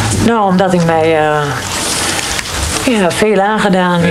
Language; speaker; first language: Dutch; native; Dutch